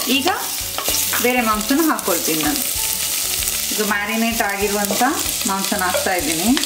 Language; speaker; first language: Kannada; non-native, local second language; Kodava